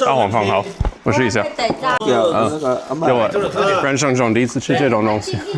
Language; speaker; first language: Chinese; non-native, fluent; English